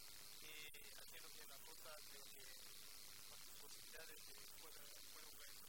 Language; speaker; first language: Spanish; non-native, fluent; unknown